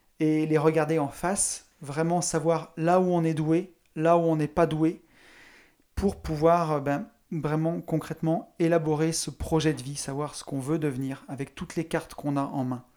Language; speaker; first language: French; native; French